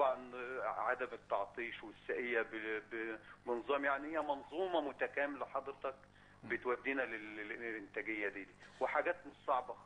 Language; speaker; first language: Arabic; native; Arabic